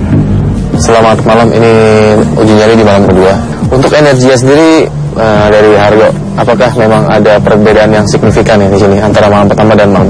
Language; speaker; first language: Indonesian; native; Indonesian